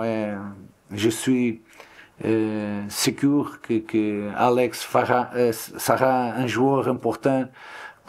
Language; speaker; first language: French; non-native, learner; Portuguese